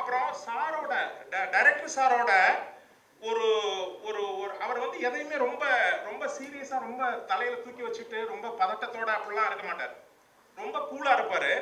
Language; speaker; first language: Tamil; native; Tamil